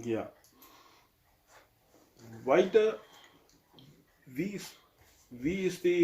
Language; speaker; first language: German; non-native, learner; Urdu